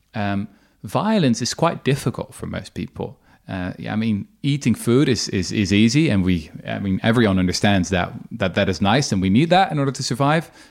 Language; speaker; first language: English; non-native, fluent; Dutch